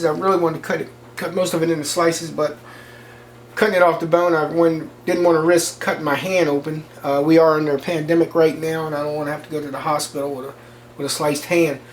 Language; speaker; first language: English; native; English